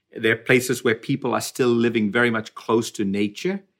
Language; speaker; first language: English; non-native, local second language; Tamil